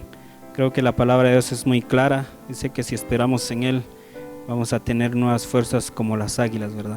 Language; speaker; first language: Spanish; native; Spanish